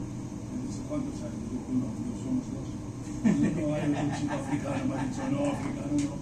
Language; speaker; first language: Spanish; non-native, fluent; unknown